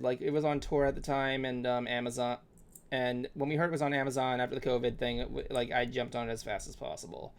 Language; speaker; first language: English; native; English